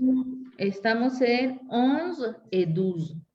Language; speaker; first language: French; non-native, fluent; Spanish